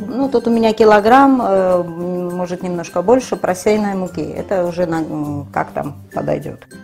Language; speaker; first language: Russian; non-native, local second language; Georgian